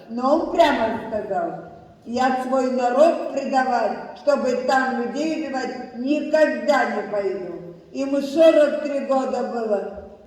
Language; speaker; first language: Russian; non-native, local second language; Abkhazian